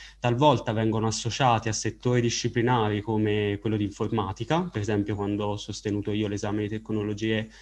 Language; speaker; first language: Italian; native; Italian